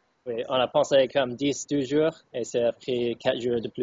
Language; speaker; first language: French; non-native, fluent; English